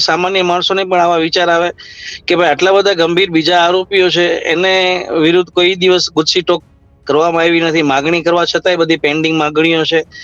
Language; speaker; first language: Gujarati; native; Gujarati